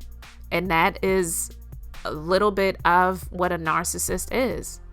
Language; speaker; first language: English; native; English